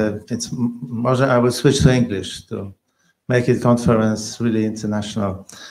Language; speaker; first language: English; non-native, fluent; Polish